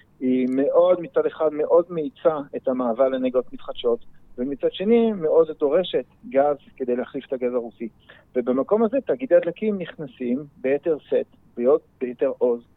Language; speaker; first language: Hebrew; native; Hebrew